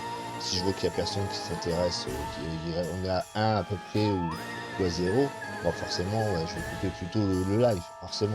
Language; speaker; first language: French; native; French